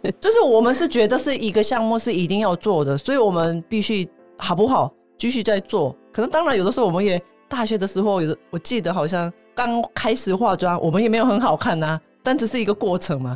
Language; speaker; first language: Chinese; non-native, fluent; Korean